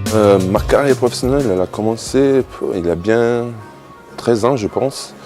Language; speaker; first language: French; non-native, fluent; Bosnian